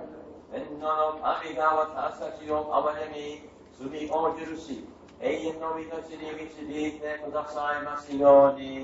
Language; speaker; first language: Japanese; non-native, fluent; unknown